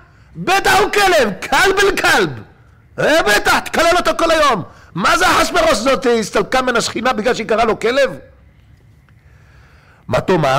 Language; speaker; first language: Hebrew; native; Hebrew